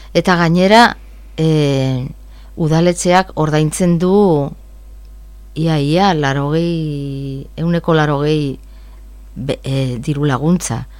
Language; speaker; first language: Basque; non-native, learner; Galician